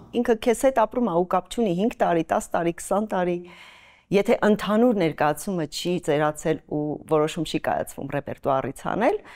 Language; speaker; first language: Armenian; native; Armenian